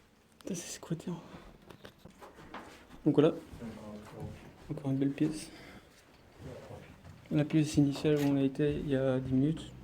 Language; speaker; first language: French; native; French